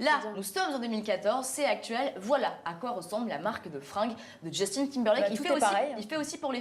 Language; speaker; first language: French; native; French